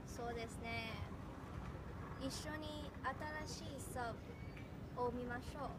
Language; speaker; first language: Japanese; non-native, learner; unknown